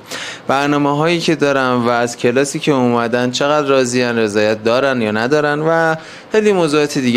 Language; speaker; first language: Persian; native; Persian